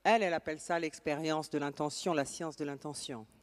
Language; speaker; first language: French; native; French